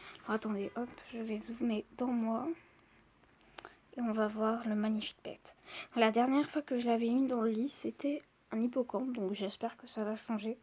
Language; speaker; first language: French; native; French